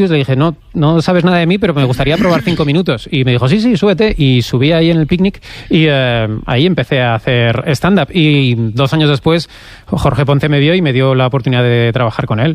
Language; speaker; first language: Spanish; native; Spanish